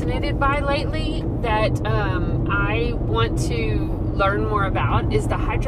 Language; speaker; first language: English; native; English